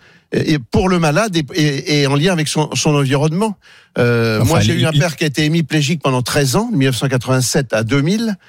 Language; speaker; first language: French; native; French